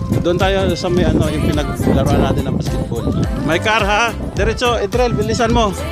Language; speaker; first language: Filipino; non-native, local second language; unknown